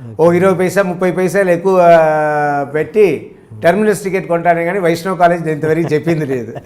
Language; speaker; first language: Telugu; native; Telugu